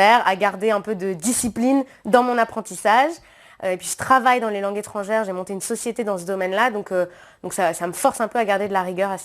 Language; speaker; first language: French; native; French